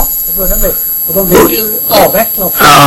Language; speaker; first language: Swedish; native; Swedish